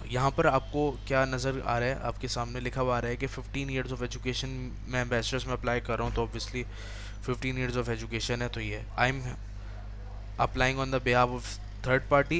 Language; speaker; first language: Urdu; native; Urdu